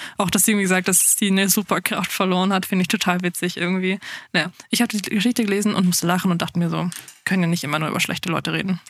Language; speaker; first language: German; early bilingual, other home language; Afrikaans